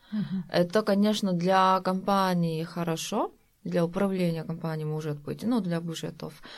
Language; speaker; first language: Russian; non-native, fluent; Korean